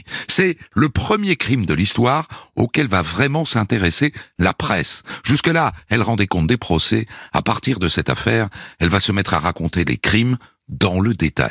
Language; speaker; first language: French; native; French